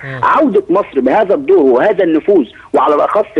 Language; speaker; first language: Arabic; native; Arabic